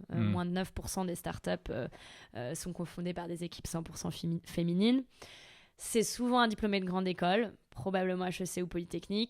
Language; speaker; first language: French; native; French